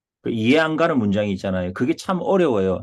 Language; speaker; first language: Korean; native; Korean